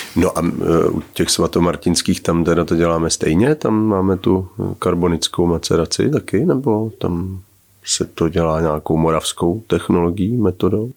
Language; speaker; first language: Czech; native; Czech